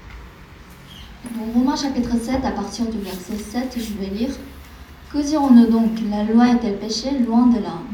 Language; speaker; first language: French; non-native, fluent; Korean